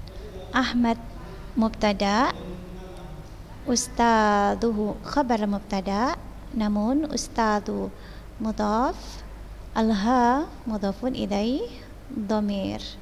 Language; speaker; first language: Arabic; non-native, fluent; Indonesian